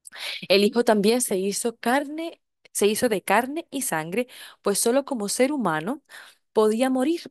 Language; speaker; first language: Spanish; native; Spanish